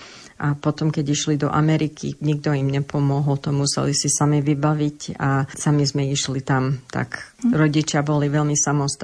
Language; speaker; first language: Slovak; early bilingual, heritage; Slovak